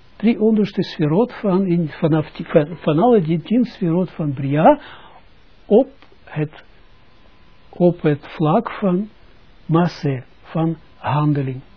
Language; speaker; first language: Dutch; non-native, fluent; Russian